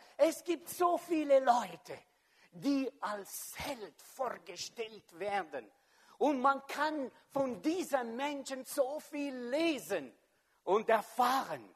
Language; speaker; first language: German; non-native, fluent; French